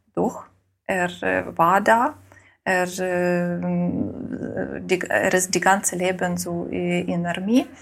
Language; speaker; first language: German; non-native, learner; Ukrainian